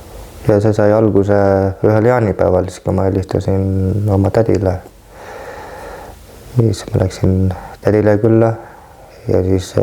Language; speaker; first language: Estonian; native; Estonian